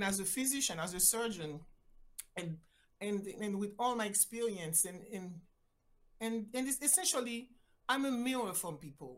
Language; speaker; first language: English; non-native, fluent; Haitian Creole